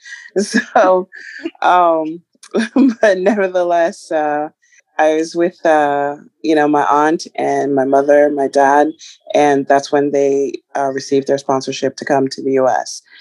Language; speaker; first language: English; early bilingual, other home language; Ibibio